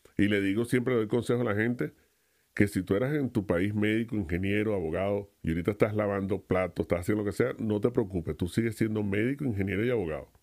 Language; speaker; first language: Spanish; native; Spanish